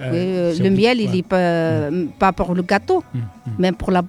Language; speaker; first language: French; non-native, learner; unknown